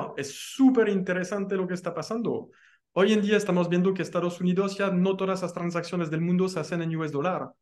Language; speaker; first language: Spanish; non-native, fluent; French